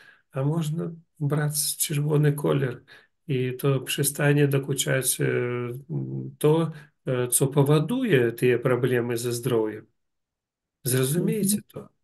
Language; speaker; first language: Polish; non-native, learner; Russian